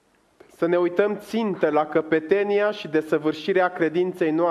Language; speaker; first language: Romanian; native; Romanian